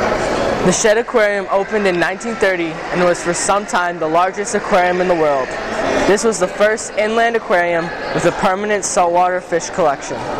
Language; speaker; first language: English; native; English